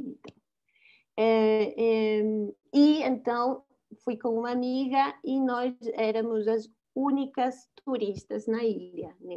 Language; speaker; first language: Portuguese; non-native, fluent; Spanish